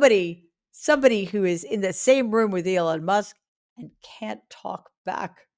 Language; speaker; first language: English; native; English